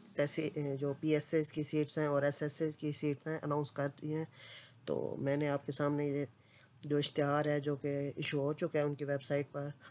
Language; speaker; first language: Urdu; non-native, local second language; Punjabi